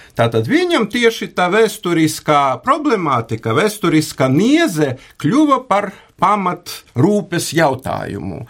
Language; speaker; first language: Latvian; native; Latvian